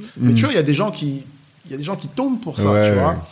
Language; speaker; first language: French; native; French